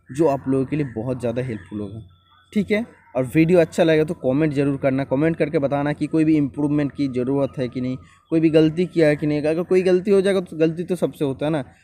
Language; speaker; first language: Hindi; non-native, local second language; Bangla